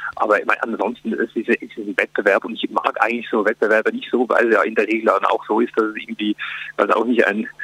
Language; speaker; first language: German; native; German